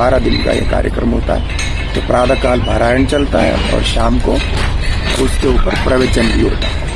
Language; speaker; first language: Hindi; non-native, local second language; Malayalam